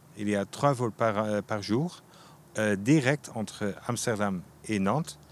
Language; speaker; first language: French; non-native, fluent; Dutch